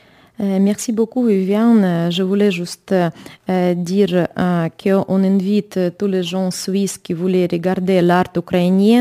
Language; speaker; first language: French; non-native, learner; Ukrainian